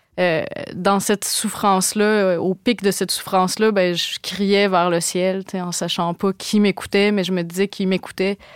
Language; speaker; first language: French; native; French